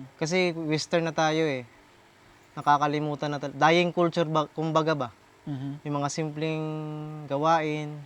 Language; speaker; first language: Filipino; non-native, local second language; Aklanon